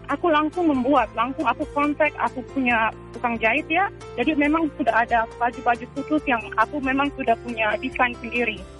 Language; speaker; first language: Indonesian; native; Indonesian